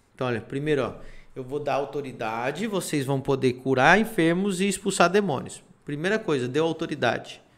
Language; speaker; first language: Portuguese; non-native, fluent; Spanish